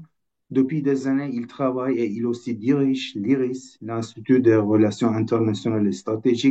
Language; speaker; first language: French; non-native, fluent; Turkish